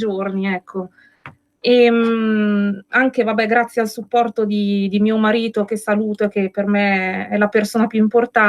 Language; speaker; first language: Italian; native; Italian